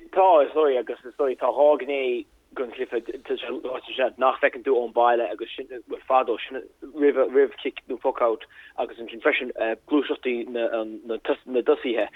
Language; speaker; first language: Irish; native; Irish